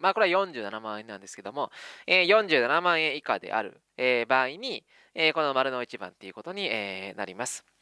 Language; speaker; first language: Japanese; native; Japanese